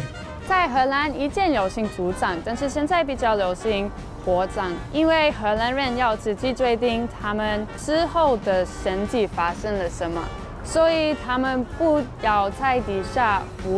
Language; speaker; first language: Chinese; non-native, fluent; Dutch